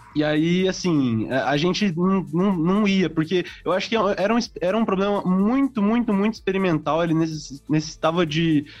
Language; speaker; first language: Portuguese; native; Portuguese